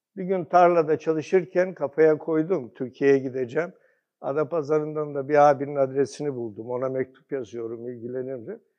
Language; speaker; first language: Turkish; early bilingual, heritage; Turkish